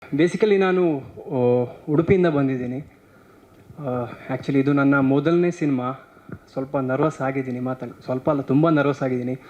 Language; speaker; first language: Kannada; non-native, local second language; Tulu